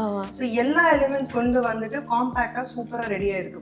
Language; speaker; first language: Tamil; non-native, local second language; Hindi